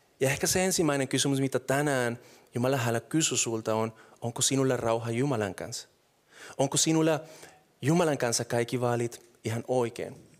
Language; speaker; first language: Finnish; non-native, fluent; Spanish